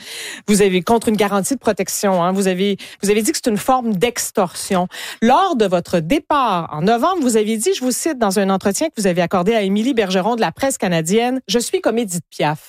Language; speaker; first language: French; native; French